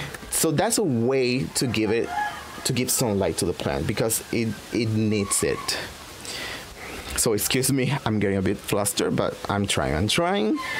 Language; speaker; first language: English; non-native, fluent; Spanish